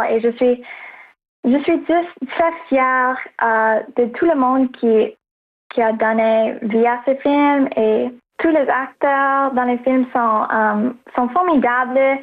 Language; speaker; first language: French; non-native, local second language; English